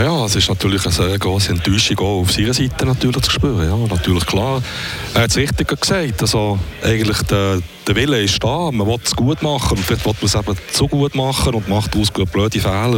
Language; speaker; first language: German; native; German